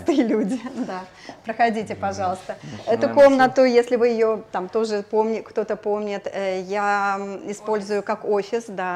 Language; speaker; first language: Russian; native; Russian